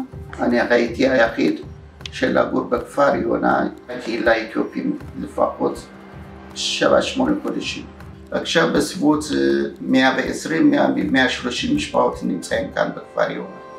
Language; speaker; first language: Hebrew; non-native, fluent; Amharic